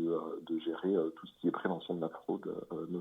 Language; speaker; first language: French; native; French